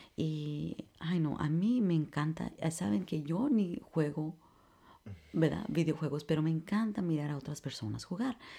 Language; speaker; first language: Spanish; early bilingual, heritage; Spanish